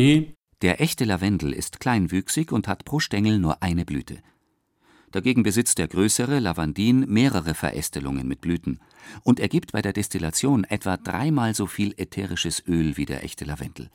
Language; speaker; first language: German; native; German